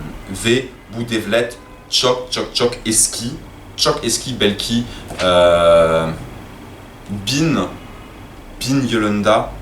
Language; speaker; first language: Turkish; non-native, learner; French